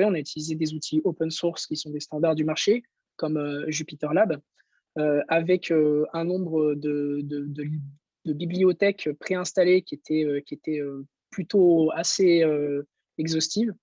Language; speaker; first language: French; native; French